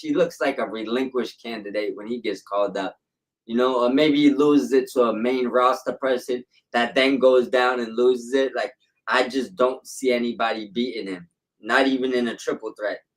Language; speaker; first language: English; native; English